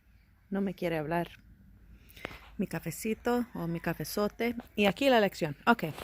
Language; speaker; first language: Spanish; non-native, fluent; English